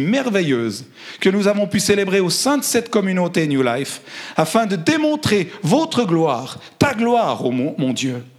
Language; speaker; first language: French; native; French